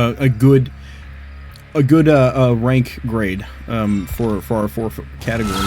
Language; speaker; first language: English; native; English